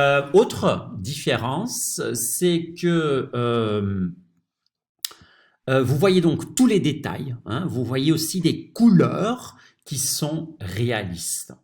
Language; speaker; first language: French; non-native, fluent; Dutch